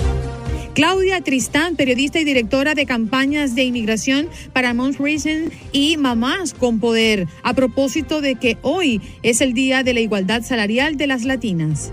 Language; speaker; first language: Spanish; native; Spanish